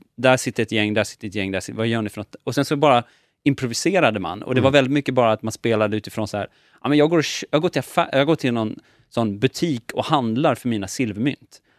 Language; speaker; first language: Swedish; native; Swedish